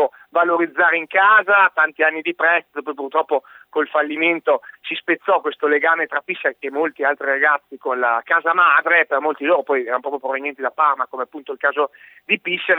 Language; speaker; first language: Italian; native; Italian